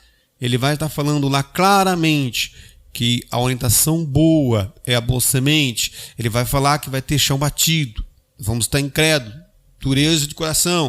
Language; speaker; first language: Portuguese; native; Portuguese